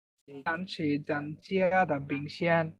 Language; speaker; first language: Chinese; non-native, learner; Bangla